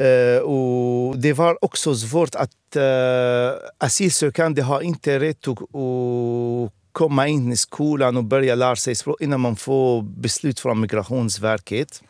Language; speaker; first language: Swedish; non-native, fluent; Arabic